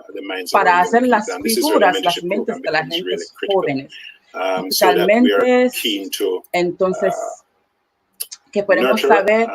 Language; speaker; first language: Spanish; non-native, learner; English